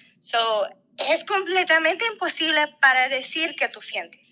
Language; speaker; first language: Spanish; non-native, fluent; Russian